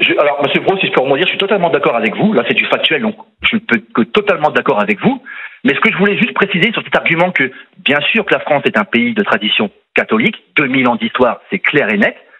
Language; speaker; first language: French; native; French